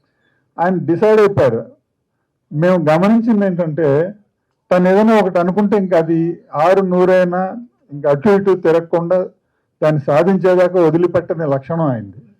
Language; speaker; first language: Telugu; native; Telugu